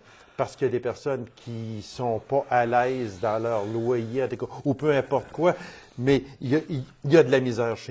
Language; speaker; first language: French; native; French